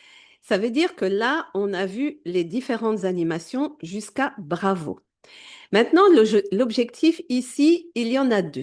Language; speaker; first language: French; native; French